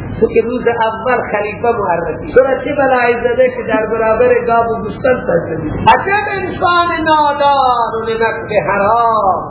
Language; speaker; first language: Persian; non-native, local second language; Baluchi